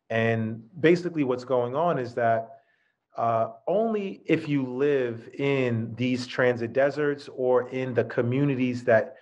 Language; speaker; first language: English; native; English